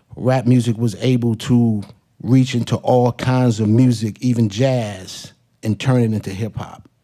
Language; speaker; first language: English; native; English